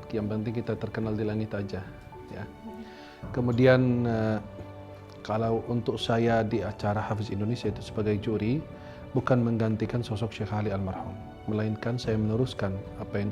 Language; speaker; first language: Indonesian; non-native, fluent; Arabic